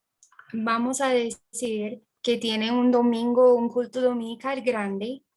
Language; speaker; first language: Spanish; non-native, fluent; English